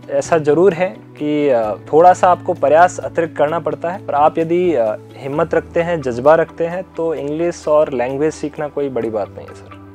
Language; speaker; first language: Hindi; native; Hindi